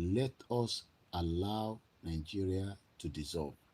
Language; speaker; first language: English; non-native, local second language; Yoruba